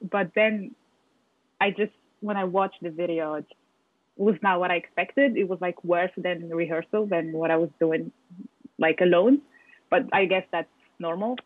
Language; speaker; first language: English; non-native, fluent; Arabic